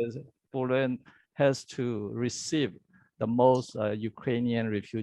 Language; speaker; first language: English; non-native, learner; Burmese